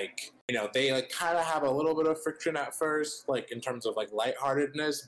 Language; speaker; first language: English; native; English